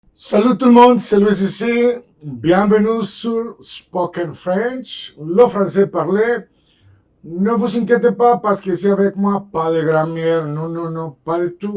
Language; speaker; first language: French; non-native, fluent; Spanish